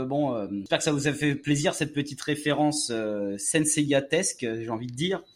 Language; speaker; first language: French; native; French